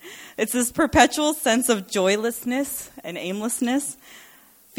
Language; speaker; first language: English; native; English